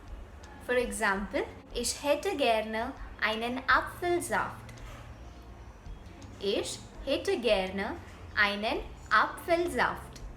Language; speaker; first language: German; non-native, fluent; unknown